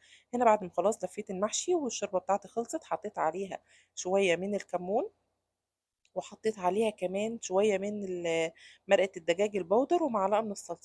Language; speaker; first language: Arabic; native; Arabic